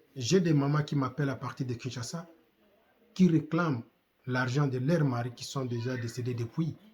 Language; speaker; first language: French; non-native, local second language; Lingala